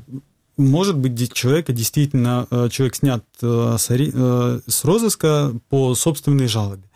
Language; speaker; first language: Russian; native; Russian